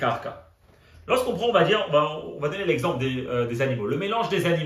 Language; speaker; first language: French; native; French